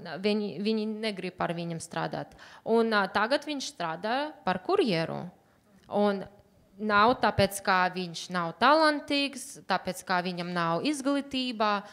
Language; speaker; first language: Latvian; non-native, learner; Uzbek